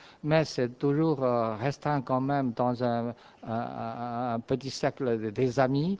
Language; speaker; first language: French; non-native, fluent; Chinese